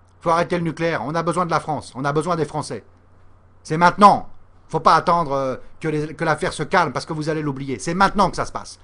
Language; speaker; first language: French; native; French